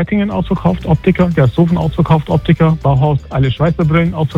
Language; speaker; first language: German; native; German